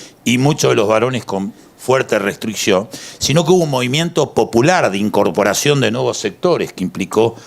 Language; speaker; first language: Spanish; native; Spanish